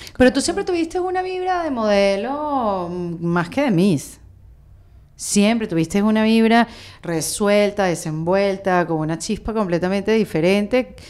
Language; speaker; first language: Spanish; native; Spanish